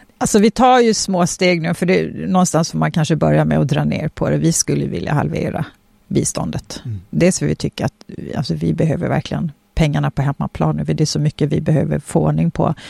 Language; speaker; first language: Swedish; early bilingual, other home language; Polish